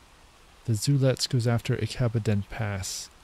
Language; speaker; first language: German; non-native, learner; English